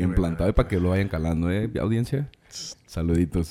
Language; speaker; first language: Spanish; native; Spanish